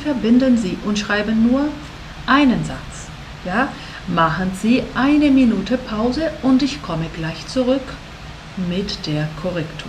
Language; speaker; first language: German; non-native, fluent; Portuguese